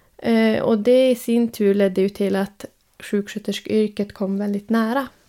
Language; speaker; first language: Swedish; native; Swedish